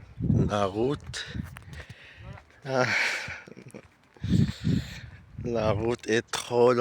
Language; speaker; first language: French; non-native, learner; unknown